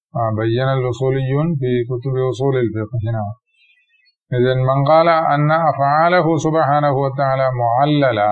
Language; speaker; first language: Arabic; non-native, fluent; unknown